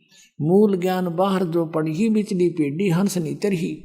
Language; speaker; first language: Hindi; native; Hindi